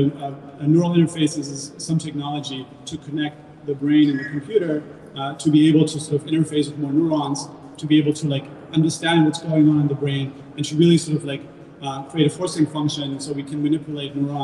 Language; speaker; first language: English; non-native, fluent; German